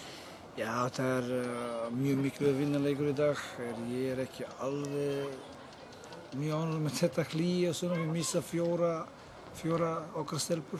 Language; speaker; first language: Icelandic; non-native, learner; Serbian